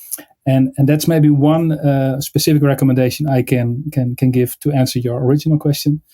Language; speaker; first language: English; non-native, fluent; Dutch